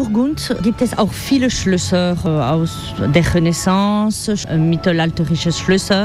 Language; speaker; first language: German; non-native, learner; French